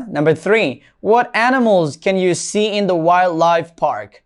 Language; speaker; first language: English; non-native, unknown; Burmese